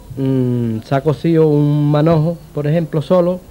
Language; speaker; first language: Spanish; native; Spanish